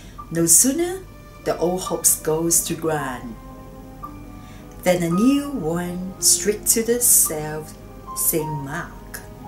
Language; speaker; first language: English; non-native, local second language; Cantonese